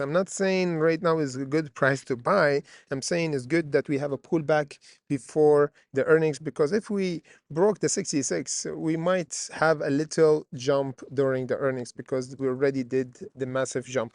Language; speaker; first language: English; non-native, fluent; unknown